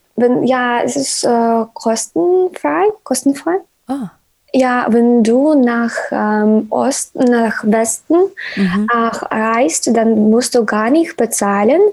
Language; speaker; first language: German; non-native, learner; Ukrainian